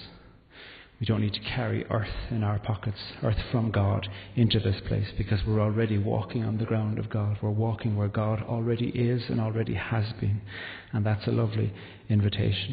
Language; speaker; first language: English; native; English